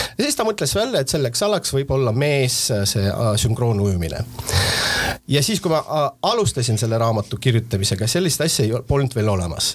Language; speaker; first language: Estonian; non-native, local second language; Russian